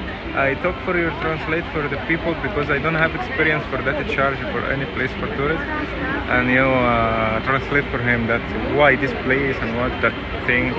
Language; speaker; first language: English; non-native, learner; Arabic